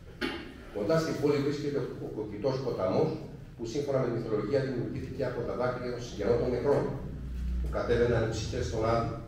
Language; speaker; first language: Greek; native; Greek